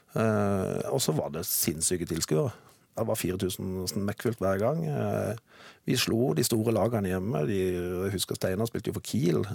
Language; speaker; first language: Norwegian; native; Norwegian